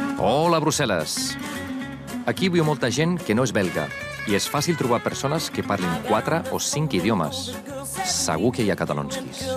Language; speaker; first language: Catalan; non-native, fluent; Icelandic